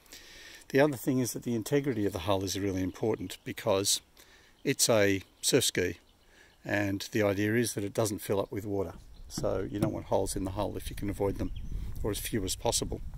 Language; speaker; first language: English; native; English